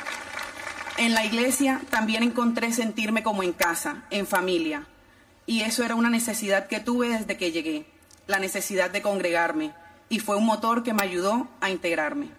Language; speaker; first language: Spanish; native; Spanish